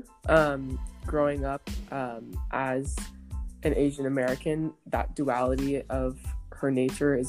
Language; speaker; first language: English; native; English